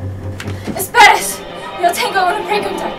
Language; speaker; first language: Spanish; non-native, learner; English